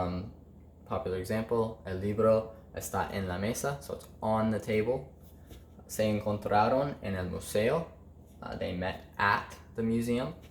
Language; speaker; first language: Spanish; non-native, learner; English